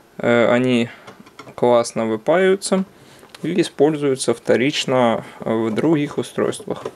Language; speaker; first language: Russian; non-native, local second language; Ukrainian